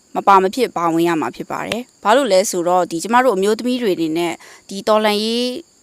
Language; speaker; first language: Burmese; non-native, local second language; Mon